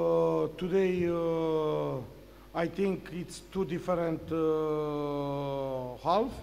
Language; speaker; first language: English; non-native, learner; Romanian